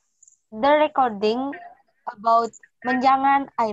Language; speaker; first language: English; non-native, learner; Indonesian